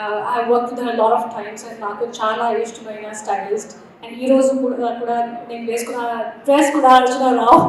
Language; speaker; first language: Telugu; non-native, local second language; Hindi